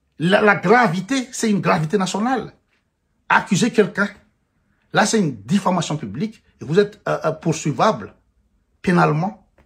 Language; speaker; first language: French; non-native, local second language; Malagasy